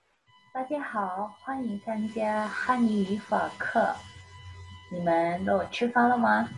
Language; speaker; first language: Chinese; non-native, fluent; Indonesian